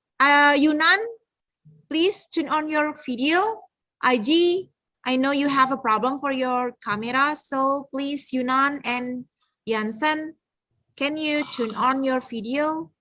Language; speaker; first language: English; non-native, learner; Indonesian